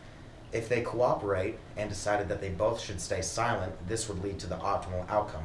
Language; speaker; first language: English; native; English